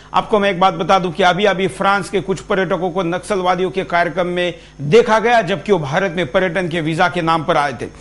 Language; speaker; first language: Hindi; non-native, local second language; Marathi